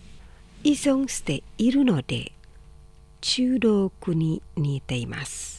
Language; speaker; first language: Japanese; non-native, fluent; Indonesian